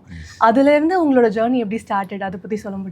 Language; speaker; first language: Tamil; native; Tamil